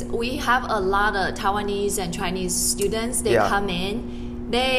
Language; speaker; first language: English; non-native, fluent; Chinese